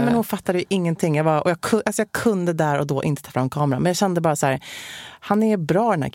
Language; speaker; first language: Swedish; native; Swedish